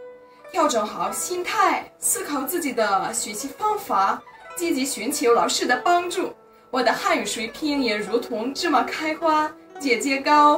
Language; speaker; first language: Chinese; non-native, fluent; Romanian